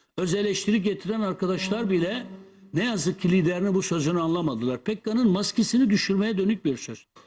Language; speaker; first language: Turkish; non-native, local second language; Kurdish